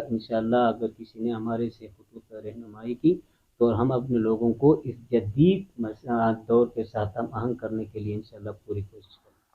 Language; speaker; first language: Urdu; non-native, local second language; Khowar